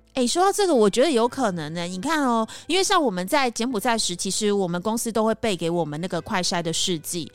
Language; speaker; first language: Chinese; native; Chinese